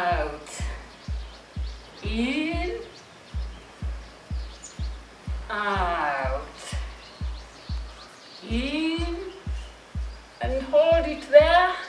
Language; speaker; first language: English; non-native, local second language; Swahili